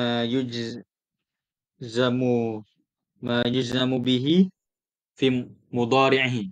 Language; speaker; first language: Arabic; non-native, learner; Malay